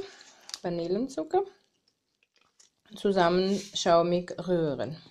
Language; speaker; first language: German; non-native, learner; Armenian